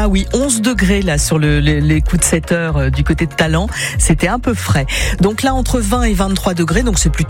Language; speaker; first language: French; native; French